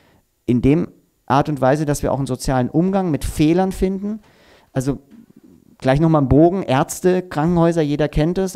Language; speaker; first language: German; native; German